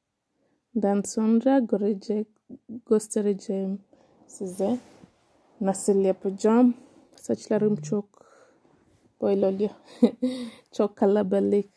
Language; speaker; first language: Turkish; non-native, learner; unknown